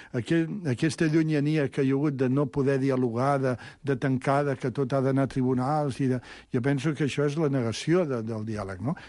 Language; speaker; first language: Catalan; native; Catalan